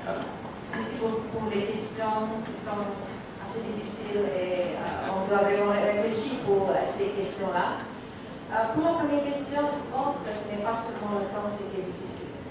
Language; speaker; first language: French; non-native, fluent; Indonesian